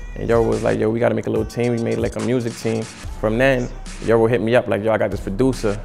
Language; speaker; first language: English; native; English